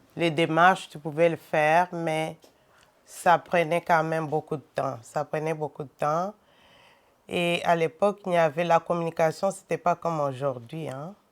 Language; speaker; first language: French; non-native, local second language; Lingala